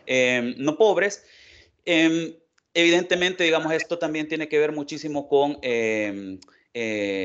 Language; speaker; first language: Spanish; native; Spanish